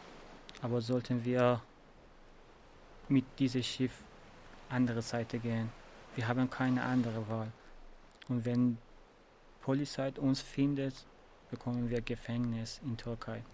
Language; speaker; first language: German; non-native, learner; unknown